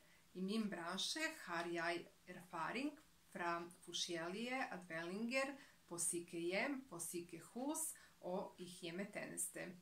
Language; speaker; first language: Norwegian; non-native, learner; Serbian